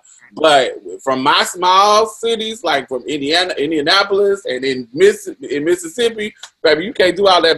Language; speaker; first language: English; native; English